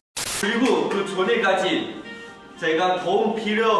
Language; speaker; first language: Korean; non-native, learner; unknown